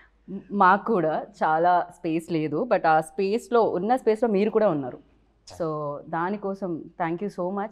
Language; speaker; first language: Telugu; native; Telugu